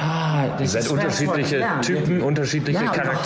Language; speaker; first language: German; native; German